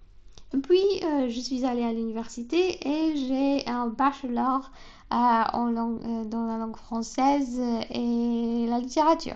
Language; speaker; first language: French; non-native, fluent; Polish